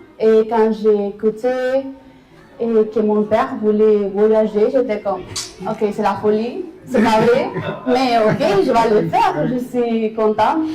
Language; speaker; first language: French; non-native, fluent; Spanish